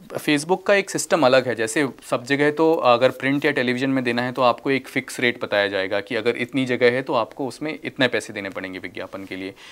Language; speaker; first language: Hindi; native; Hindi